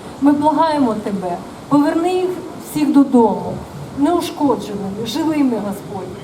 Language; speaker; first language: Ukrainian; non-native, local second language; Russian